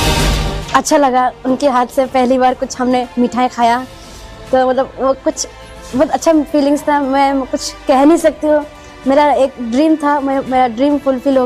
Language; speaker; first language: Hindi; non-native, local second language; Odia